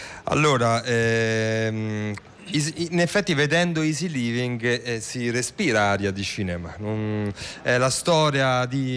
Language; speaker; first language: Italian; native; Italian